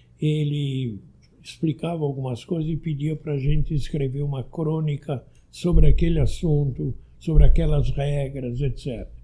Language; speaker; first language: Portuguese; early bilingual, other home language; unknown